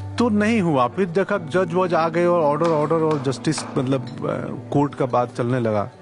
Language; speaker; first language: Hindi; non-native, local second language; Bhojpuri